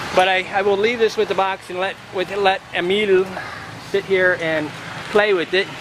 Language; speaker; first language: English; native; English